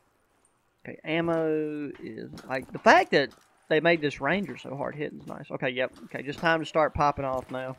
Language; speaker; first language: English; native; English